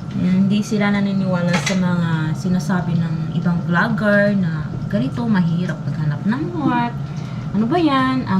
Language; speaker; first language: Filipino; non-native, local second language; Hiligaynon